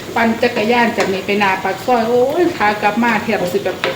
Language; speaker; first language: Thai; non-native, local second language; Northeastern Thai